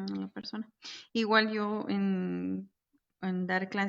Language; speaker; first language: Spanish; native; Spanish